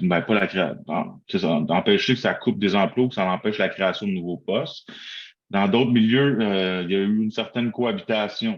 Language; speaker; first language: French; native; French